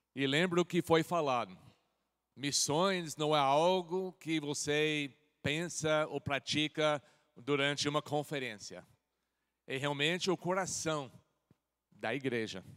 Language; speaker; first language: Portuguese; non-native, fluent; English